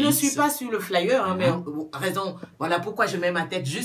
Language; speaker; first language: French; non-native, local second language; Baoulé